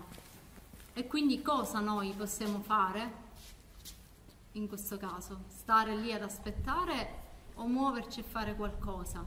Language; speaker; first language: Italian; native; Italian